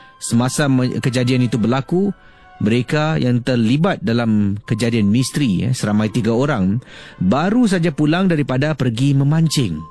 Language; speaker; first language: Malay; native; Malay